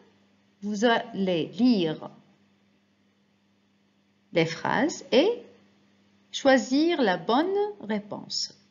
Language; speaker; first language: French; non-native, fluent; Arabic